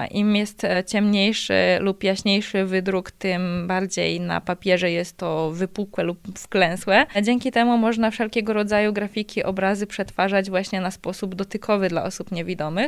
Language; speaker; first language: Polish; native; Polish